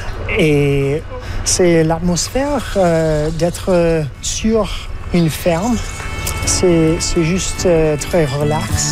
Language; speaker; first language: French; non-native, fluent; English